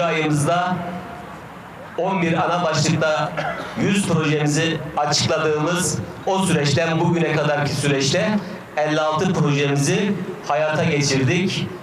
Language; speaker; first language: Turkish; native; Turkish